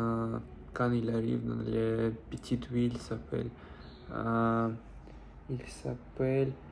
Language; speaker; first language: French; non-native, learner; Russian